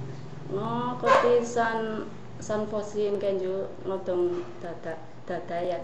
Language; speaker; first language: Chinese; non-native, learner; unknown